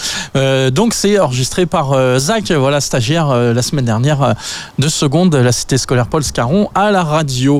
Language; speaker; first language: French; native; French